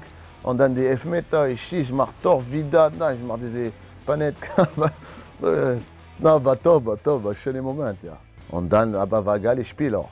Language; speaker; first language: German; non-native, learner; French